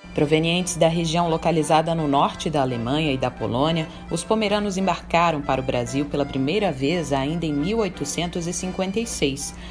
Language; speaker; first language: Portuguese; native; Portuguese